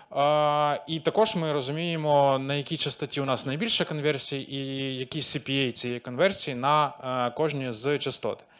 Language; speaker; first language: Ukrainian; non-native, local second language; Russian